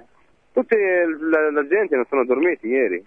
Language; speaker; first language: Italian; non-native, fluent; Arabic